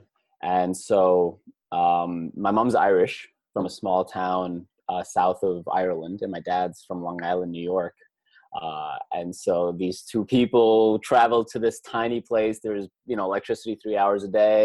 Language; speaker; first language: English; native; English